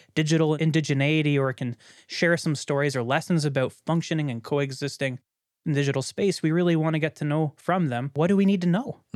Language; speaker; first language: English; native; English